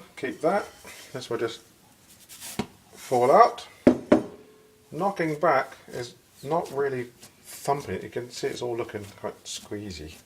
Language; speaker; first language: English; native; English